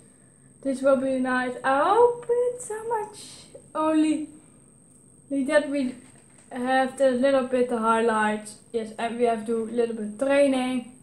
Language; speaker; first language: English; non-native, learner; Dutch